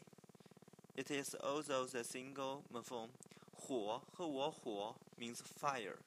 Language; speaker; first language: English; non-native, learner; Chinese